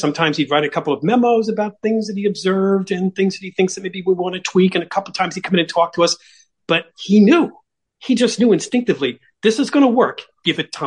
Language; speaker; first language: English; native; English